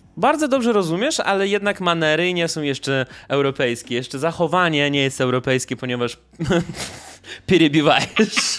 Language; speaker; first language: Polish; non-native, fluent; Russian